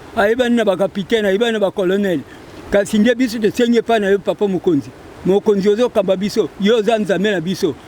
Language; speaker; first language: Lingala; non-native, local second language; Kongo